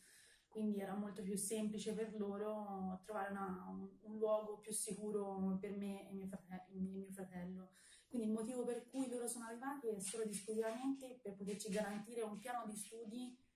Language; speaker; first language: Italian; early bilingual, other home language; Albanian